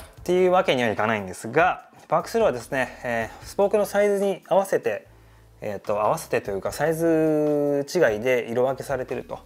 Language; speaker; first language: Japanese; native; Japanese